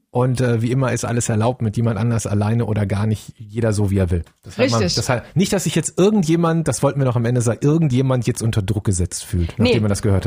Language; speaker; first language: German; native; German